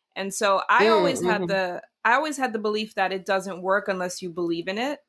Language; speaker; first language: English; early bilingual, other home language; Dutch